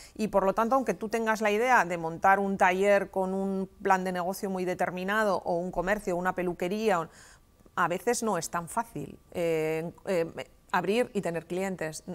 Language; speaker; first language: Spanish; native; Spanish